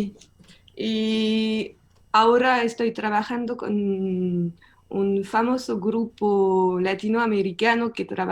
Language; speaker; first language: Spanish; non-native, learner; French